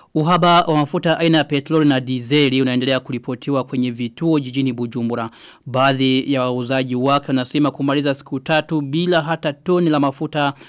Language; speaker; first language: Swahili; non-native, local second language; Rundi